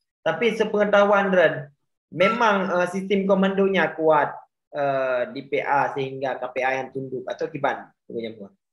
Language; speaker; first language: Malay; non-native, local second language; Achinese